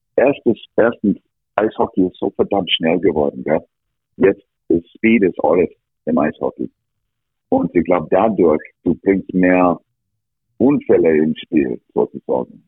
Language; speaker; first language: German; non-native, fluent; English